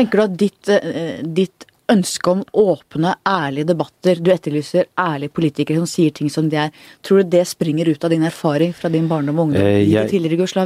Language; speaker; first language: Norwegian; native; Norwegian